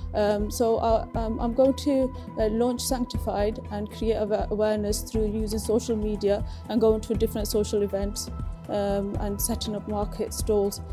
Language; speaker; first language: English; native; English